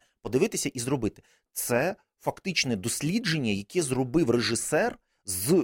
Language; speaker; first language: Ukrainian; native; Ukrainian